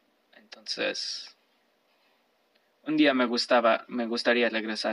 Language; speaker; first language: Spanish; early bilingual, heritage; Spanish